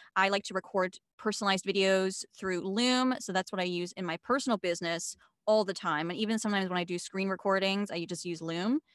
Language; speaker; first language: English; non-native, fluent; German